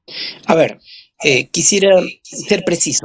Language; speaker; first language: Spanish; native; Spanish